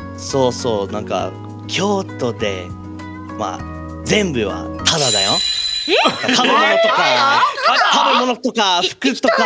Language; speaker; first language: Japanese; non-native, learner; English